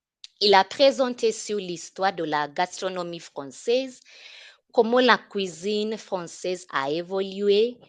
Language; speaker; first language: French; non-native, fluent; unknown